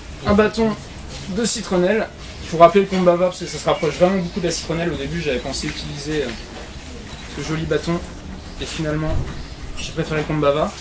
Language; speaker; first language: French; non-native, fluent; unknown